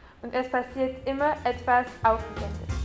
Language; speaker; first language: German; non-native, learner; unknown